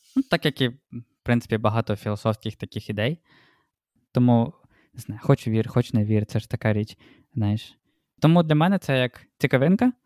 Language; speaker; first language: Ukrainian; non-native, local second language; Russian